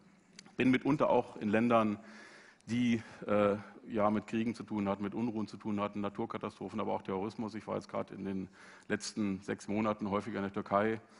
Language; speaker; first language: German; native; German